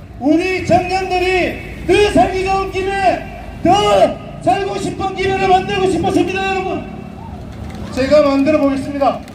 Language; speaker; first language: Korean; native; Korean